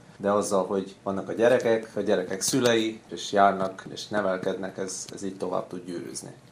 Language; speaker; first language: Hungarian; early bilingual, heritage; Hungarian